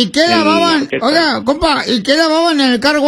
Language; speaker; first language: Spanish; native; Spanish